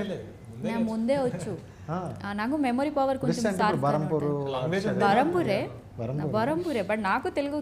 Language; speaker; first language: Telugu; non-native, learner; Odia